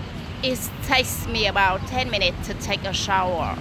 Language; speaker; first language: English; non-native, learner; Vietnamese